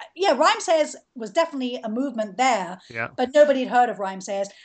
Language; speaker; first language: English; native; English